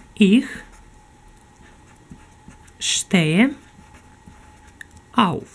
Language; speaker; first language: German; non-native, fluent; Ukrainian